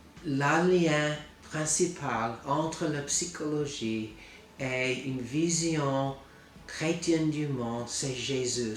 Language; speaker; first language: French; non-native, fluent; English